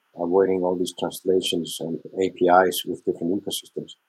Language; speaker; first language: English; non-native, fluent; Icelandic